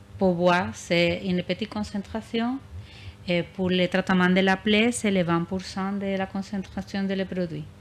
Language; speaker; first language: French; non-native, learner; Spanish